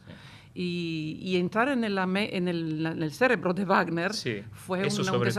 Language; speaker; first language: Spanish; non-native, fluent; Italian